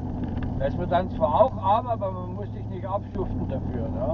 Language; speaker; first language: German; native; German